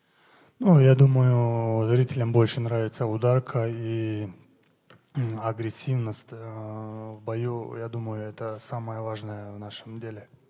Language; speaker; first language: Russian; non-native, local second language; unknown